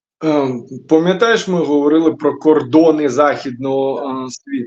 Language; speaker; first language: Ukrainian; non-native, local second language; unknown